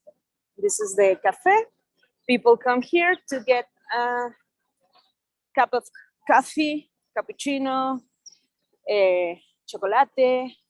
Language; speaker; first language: English; non-native, fluent; Spanish